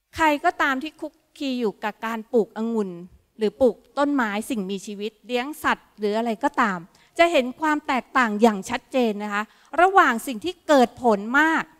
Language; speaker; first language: Thai; native; Thai